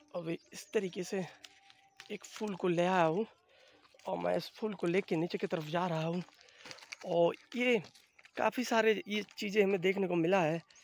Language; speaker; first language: Hindi; non-native, local second language; Bangla